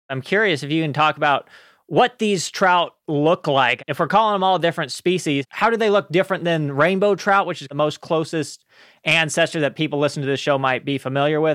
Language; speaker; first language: English; native; English